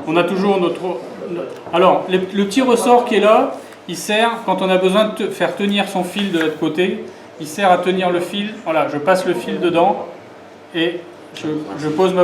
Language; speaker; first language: French; native; French